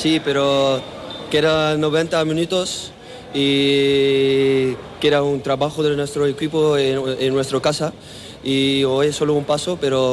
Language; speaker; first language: Spanish; non-native, learner; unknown